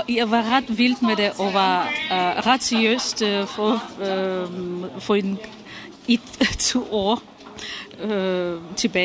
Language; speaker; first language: Danish; non-native, fluent; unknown